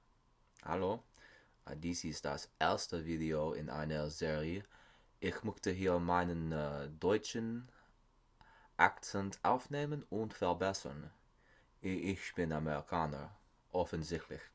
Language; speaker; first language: German; non-native, learner; English